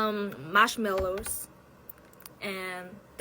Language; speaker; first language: English; non-native, learner; Korean